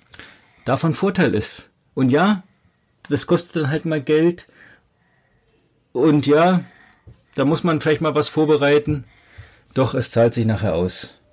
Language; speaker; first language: German; native; German